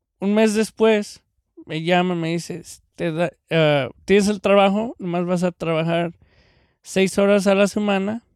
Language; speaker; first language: Spanish; early bilingual, heritage; Spanish